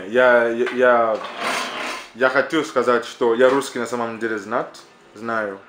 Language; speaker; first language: Russian; non-native, learner; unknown